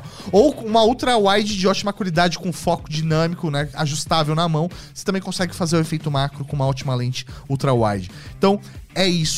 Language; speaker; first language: Portuguese; native; Portuguese